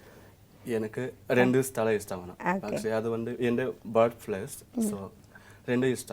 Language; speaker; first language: Malayalam; non-native, learner; Assamese